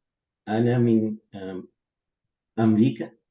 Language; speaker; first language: Arabic; non-native, learner; English